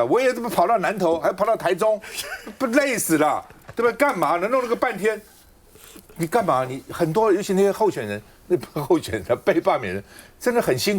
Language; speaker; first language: Chinese; native; Chinese